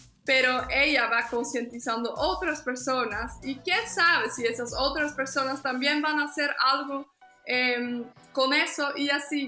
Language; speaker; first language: Spanish; non-native, fluent; Dutch